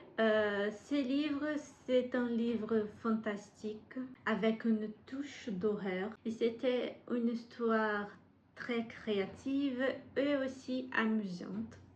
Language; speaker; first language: French; non-native, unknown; Portuguese